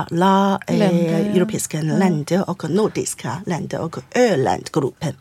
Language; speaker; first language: Swedish; non-native, fluent; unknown